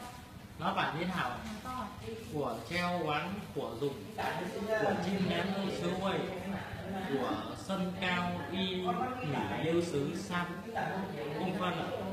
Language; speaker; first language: Chinese; non-native, learner; Vietnamese